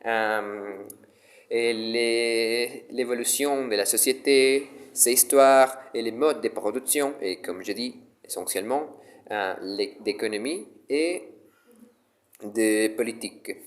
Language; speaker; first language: French; non-native, learner; Spanish